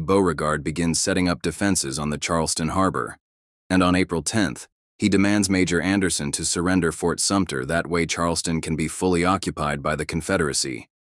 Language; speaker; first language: English; native; English